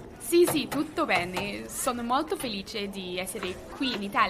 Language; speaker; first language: Italian; non-native, learner; English